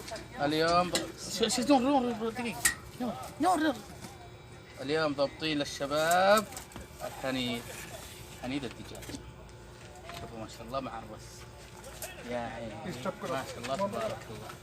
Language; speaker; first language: Arabic; native; Arabic